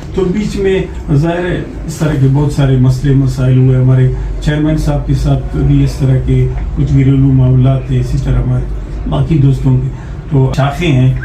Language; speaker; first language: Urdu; non-native, local second language; Pashto